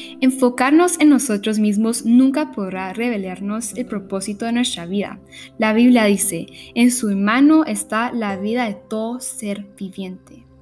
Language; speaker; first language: Spanish; early bilingual, heritage; Spanish